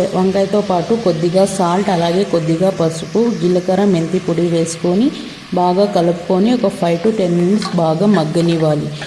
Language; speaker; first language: Telugu; non-native, local second language; Urdu